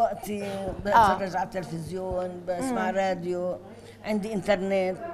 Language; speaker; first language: Arabic; native; Arabic